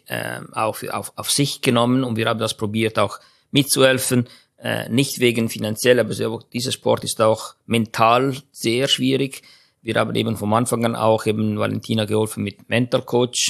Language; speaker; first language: German; non-native, fluent; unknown